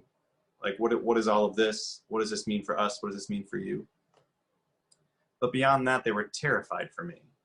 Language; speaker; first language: English; native; English